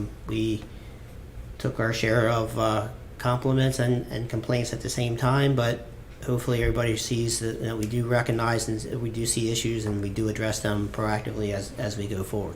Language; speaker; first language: English; native; English